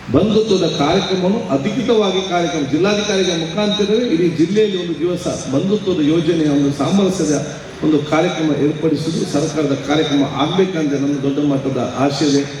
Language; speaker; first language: Kannada; non-native, local second language; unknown